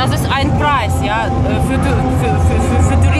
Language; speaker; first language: German; non-native, learner; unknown